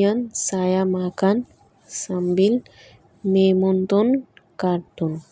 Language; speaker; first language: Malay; non-native, learner; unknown